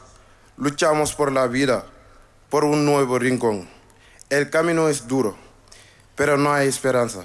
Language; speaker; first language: Spanish; non-native, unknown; Wolof